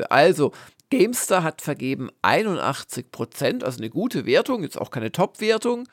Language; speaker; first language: German; native; German